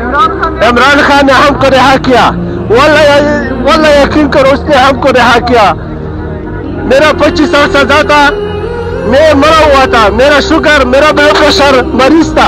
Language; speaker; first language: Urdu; non-native, local second language; Pashto